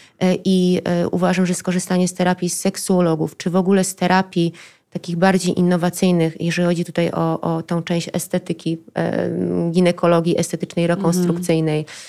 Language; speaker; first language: Polish; native; Polish